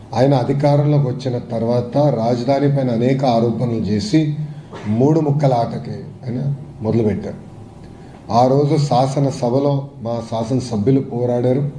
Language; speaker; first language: Telugu; native; Telugu